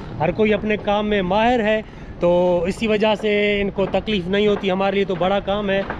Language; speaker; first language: Urdu; non-native, local second language; Sindhi